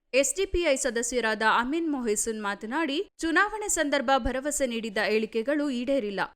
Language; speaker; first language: Kannada; native; Kannada